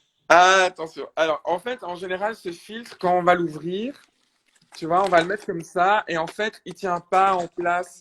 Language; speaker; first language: French; native; French